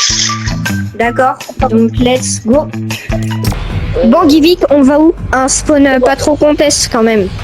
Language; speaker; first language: French; native; French